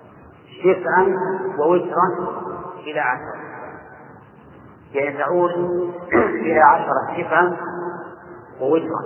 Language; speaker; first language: Arabic; native; Arabic